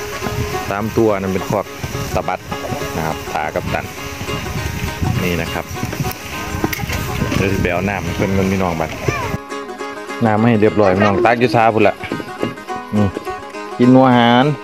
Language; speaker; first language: Thai; non-native, local second language; Northeastern Thai